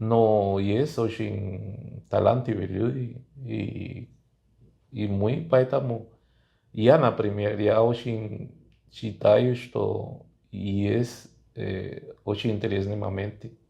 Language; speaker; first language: Russian; non-native, fluent; Spanish